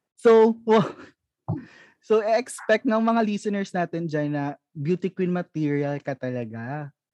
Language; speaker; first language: Filipino; non-native, local second language; Hiligaynon